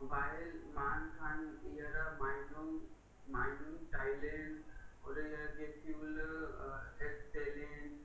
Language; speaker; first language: German; non-native, learner; Hindi